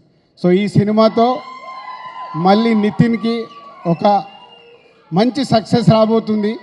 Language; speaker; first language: Telugu; native; Telugu